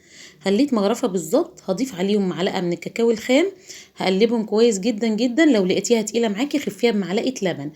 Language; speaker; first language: Arabic; native; Arabic